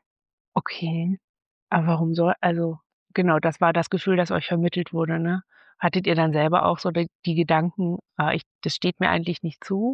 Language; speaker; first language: German; native; German